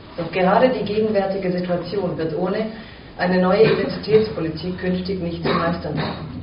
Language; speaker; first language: German; early bilingual, other home language; Croatian